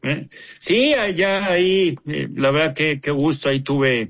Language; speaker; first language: Spanish; native; Spanish